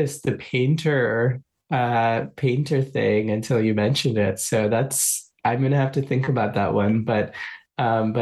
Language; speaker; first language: English; non-native, local second language; Bangla